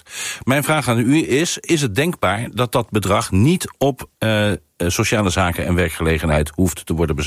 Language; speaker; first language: Dutch; native; Dutch